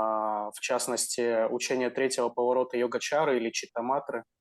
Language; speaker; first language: Russian; native; Russian